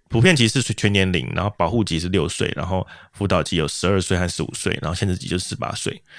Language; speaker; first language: Chinese; native; Chinese